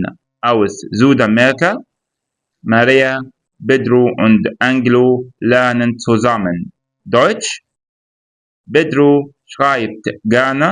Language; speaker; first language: German; non-native, fluent; Arabic